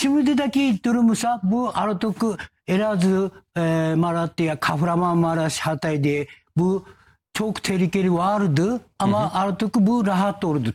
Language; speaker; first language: Turkish; non-native, fluent; Japanese